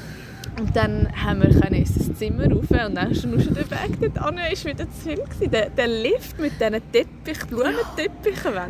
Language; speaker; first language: German; native; German